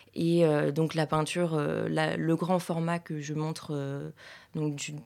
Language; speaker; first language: French; native; French